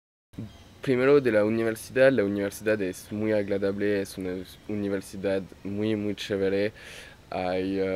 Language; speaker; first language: Spanish; non-native, learner; French